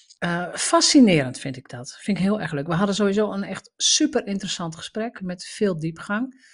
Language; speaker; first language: Dutch; native; Dutch